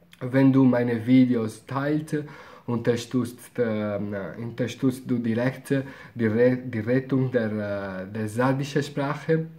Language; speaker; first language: German; non-native, fluent; Italian